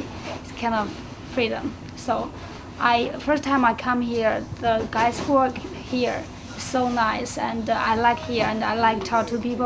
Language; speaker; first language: English; non-native, learner; Chinese